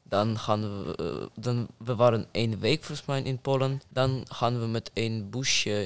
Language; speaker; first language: Dutch; non-native, fluent; Ukrainian